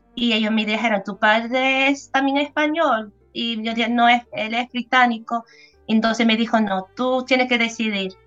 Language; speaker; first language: Spanish; non-native, fluent; English